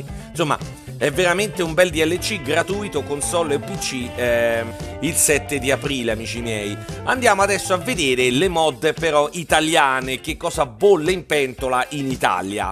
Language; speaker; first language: Italian; native; Italian